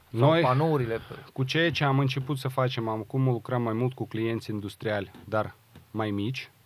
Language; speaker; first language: Romanian; non-native, local second language; Russian